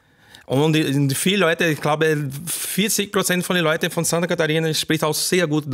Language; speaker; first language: German; non-native, learner; Portuguese